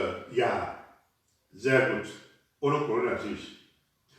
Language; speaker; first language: German; non-native, learner; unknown